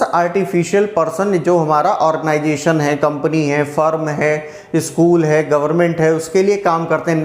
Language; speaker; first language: Hindi; native; Hindi